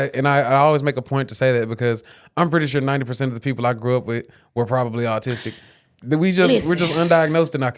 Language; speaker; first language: English; native; English